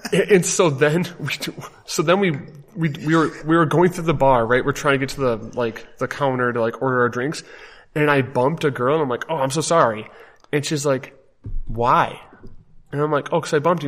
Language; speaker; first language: English; native; English